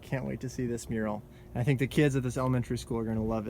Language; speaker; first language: English; native; English